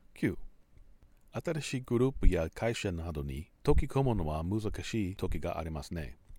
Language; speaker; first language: Japanese; non-native, learner; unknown